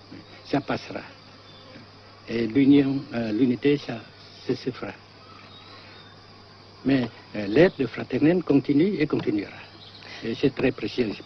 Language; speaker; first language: French; non-native, fluent; Vietnamese